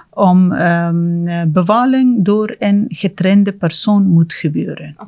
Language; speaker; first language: Dutch; non-native, fluent; Persian